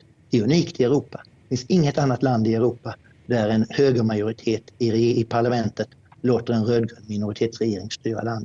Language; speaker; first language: Swedish; native; Swedish